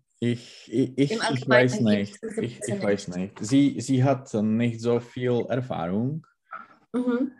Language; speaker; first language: German; non-native, learner; Czech